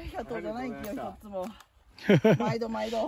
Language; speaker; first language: Japanese; native; Japanese